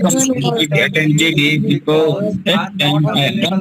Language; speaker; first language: English; non-native, learner; Hindi